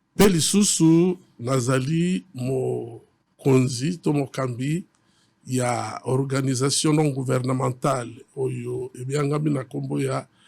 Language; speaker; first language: Lingala; native; Lingala